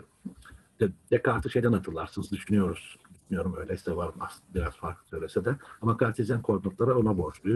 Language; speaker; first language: Turkish; native; Turkish